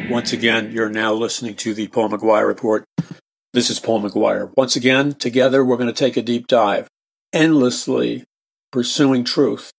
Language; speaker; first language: English; native; English